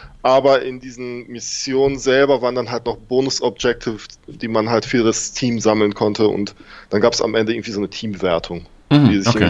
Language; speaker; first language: German; native; German